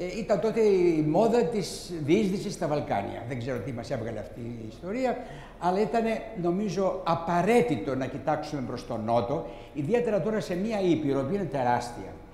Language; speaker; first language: Greek; native; Greek